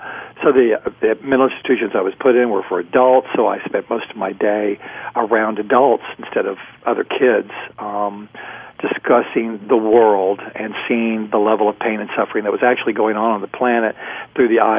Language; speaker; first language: English; native; English